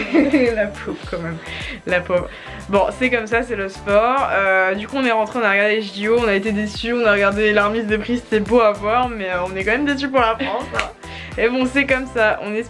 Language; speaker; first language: French; native; French